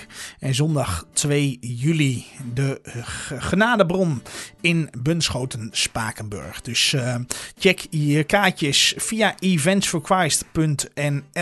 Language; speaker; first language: Dutch; native; Dutch